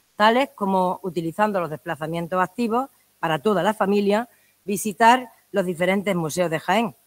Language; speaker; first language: Spanish; native; Spanish